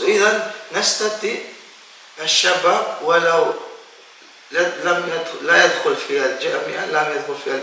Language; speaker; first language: Arabic; non-native, fluent; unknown